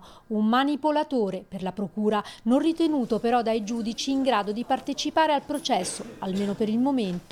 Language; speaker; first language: Italian; native; Italian